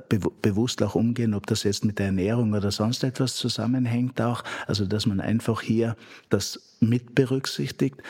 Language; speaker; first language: German; native; German